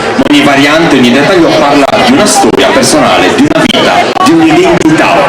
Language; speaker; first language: Italian; native; Italian